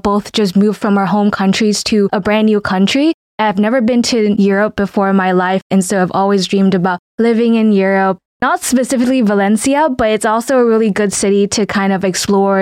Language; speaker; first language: English; non-native, fluent; Vietnamese